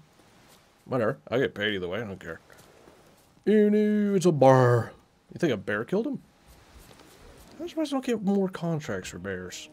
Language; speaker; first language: English; native; English